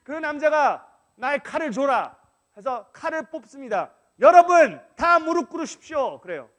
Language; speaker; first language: Korean; non-native, fluent; English